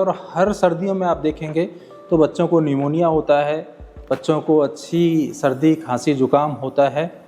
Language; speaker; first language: Hindi; native; Hindi